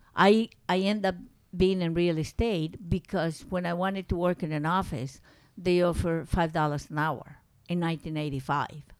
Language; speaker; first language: English; non-native, fluent; Spanish